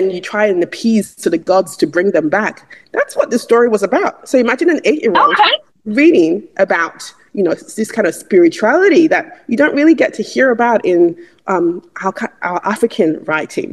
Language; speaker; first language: English; non-native, local second language; Igbo